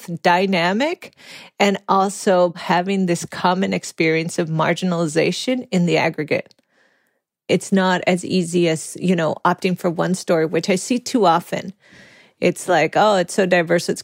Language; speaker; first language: English; native; English